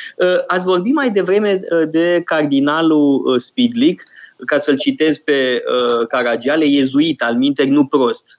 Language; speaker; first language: Romanian; native; Romanian